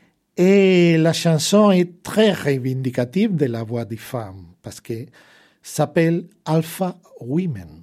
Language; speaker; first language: French; non-native, fluent; Spanish